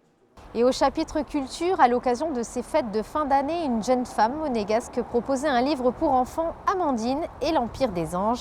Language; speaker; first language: French; native; French